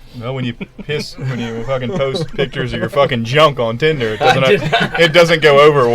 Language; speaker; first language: English; native; English